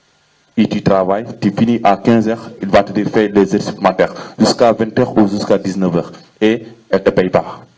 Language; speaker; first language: French; non-native, learner; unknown